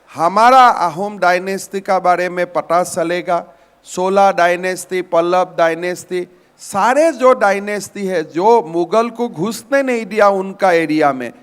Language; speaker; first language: Hindi; non-native, local second language; Assamese